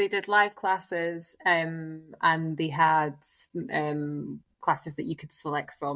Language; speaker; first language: English; native; English